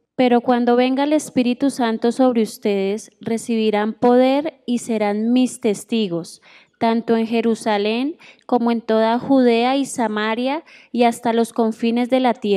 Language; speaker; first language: Spanish; native; Spanish